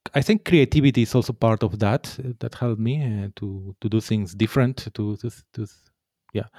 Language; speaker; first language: English; non-native, fluent; Spanish